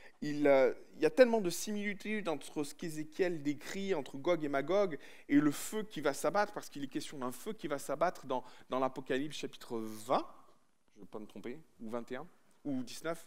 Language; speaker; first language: French; native; French